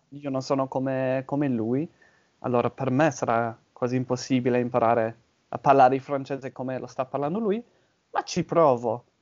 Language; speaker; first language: Italian; non-native, fluent; English